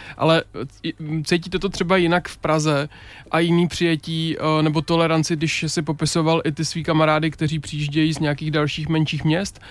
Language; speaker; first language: Czech; native; Czech